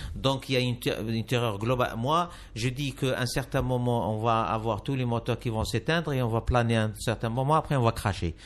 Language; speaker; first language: French; non-native, local second language; Arabic